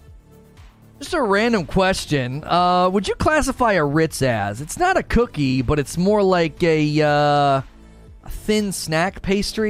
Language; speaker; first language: English; native; English